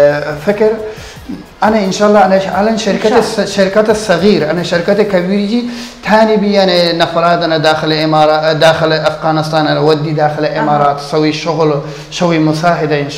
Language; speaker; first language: Arabic; non-native, learner; Persian